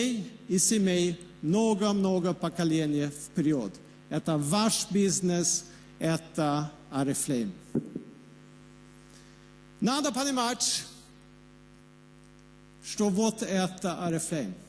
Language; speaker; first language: Russian; non-native, fluent; Swedish